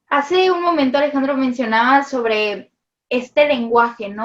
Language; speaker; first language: Spanish; native; Spanish